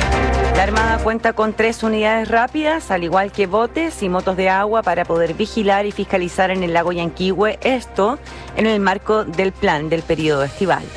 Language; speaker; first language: Spanish; native; Spanish